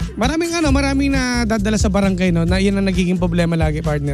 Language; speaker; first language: Filipino; native; Filipino